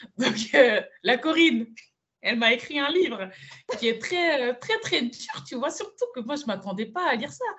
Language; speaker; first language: French; early bilingual, other home language; Spanish